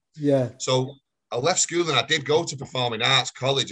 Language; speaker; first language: English; native; English